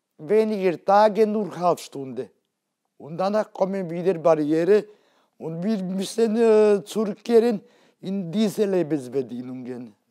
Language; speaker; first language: German; non-native, learner; Hungarian